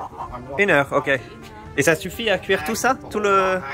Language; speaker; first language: French; native; French